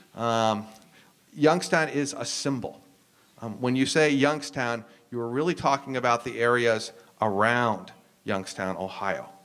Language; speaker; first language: English; native; English